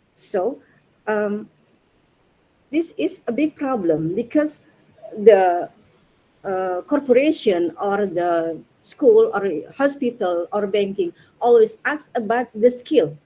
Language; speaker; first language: English; non-native, learner; Indonesian